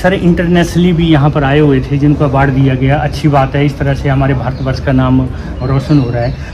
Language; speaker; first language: Hindi; native; Hindi